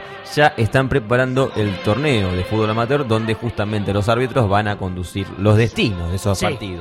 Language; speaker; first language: Spanish; native; Spanish